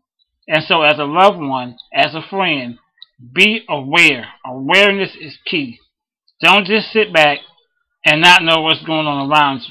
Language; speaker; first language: English; native; English